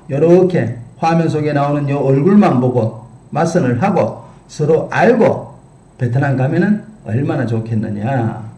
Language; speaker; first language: Korean; native; Korean